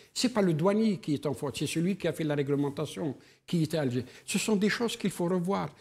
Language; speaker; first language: French; non-native, local second language; Arabic